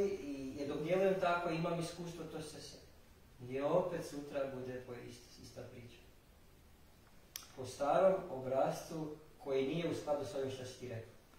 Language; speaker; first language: Croatian; native; Croatian